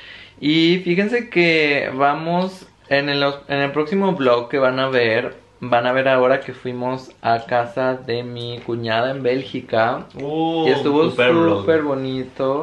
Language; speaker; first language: Spanish; native; Spanish